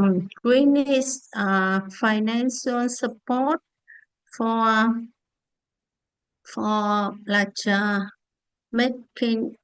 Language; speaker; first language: English; non-native, learner; Vietnamese